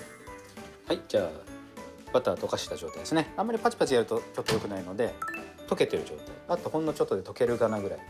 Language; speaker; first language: Japanese; native; Japanese